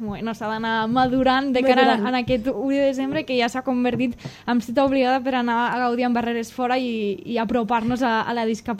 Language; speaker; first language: Catalan; native; Catalan